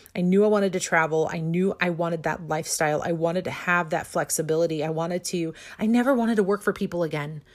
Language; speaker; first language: English; native; English